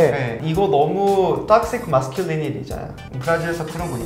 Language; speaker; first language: Korean; non-native, fluent; Portuguese